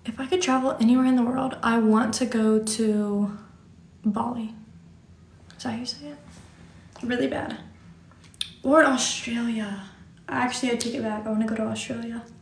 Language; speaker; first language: English; native; English